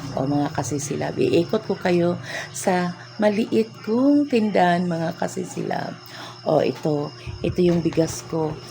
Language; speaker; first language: Filipino; non-native, local second language; Cebuano